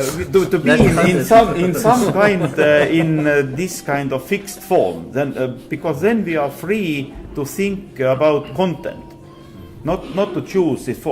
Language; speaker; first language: English; non-native, fluent; Estonian